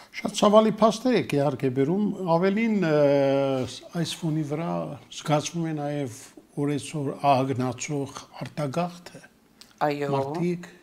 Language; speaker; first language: Armenian; native; Armenian